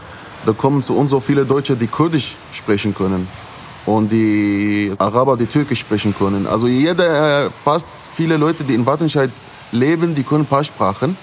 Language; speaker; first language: German; non-native, fluent; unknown